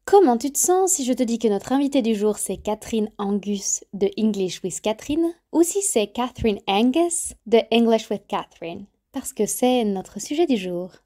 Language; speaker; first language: French; native; French